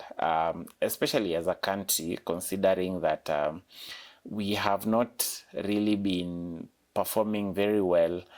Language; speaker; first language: English; non-native, local second language; Swahili